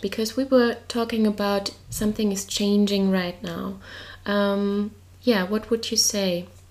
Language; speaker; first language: English; non-native, fluent; German